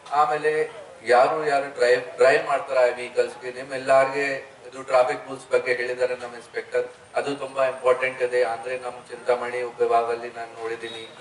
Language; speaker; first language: Kannada; non-native, learner; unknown